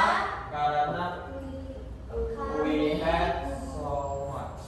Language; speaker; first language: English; non-native, learner; Indonesian